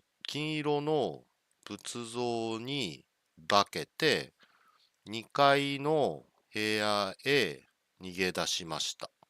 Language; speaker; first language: Japanese; non-native, learner; English